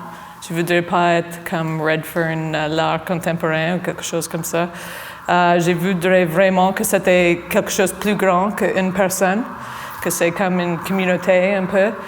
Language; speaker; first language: French; non-native, fluent; English